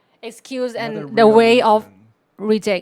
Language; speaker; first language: English; non-native, learner; Thai